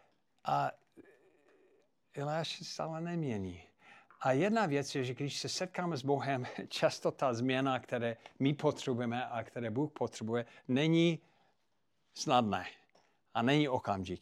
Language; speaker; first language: Czech; non-native, fluent; English